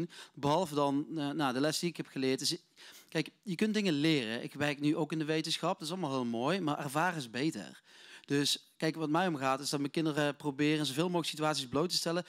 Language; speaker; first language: Dutch; native; Dutch